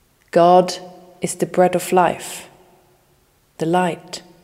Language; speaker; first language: English; non-native, fluent; German